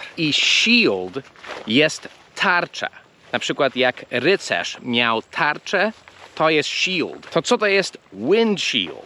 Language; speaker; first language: Polish; early bilingual, heritage; English